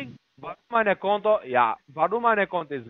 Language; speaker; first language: German; non-native, learner; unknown